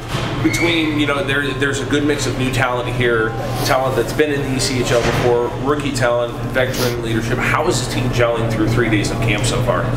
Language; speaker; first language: English; native; English